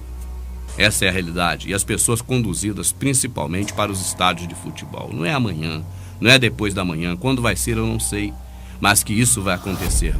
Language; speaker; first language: Portuguese; native; Portuguese